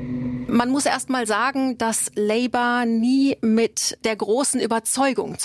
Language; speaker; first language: German; native; German